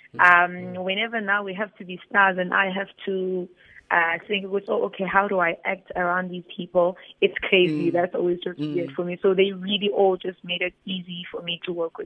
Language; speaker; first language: English; non-native, local second language; Zulu